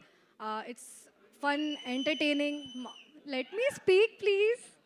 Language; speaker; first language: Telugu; non-native, learner; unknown